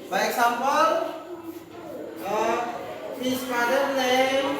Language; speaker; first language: English; non-native, learner; Indonesian